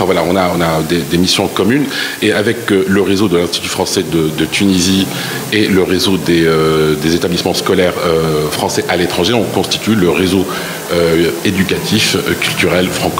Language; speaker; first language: French; non-native, local second language; Arabic